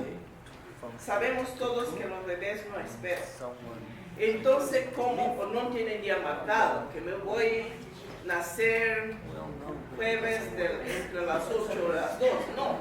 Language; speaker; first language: Spanish; non-native, fluent; English